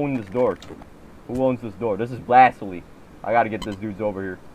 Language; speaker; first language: English; native; English